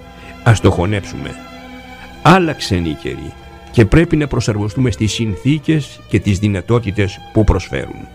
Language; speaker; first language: Greek; native; Greek